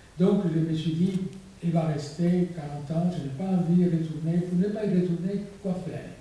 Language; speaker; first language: French; non-native, fluent; Spanish